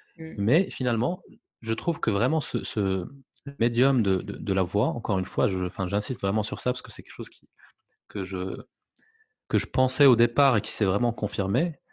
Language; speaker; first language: French; non-native, local second language; Arabic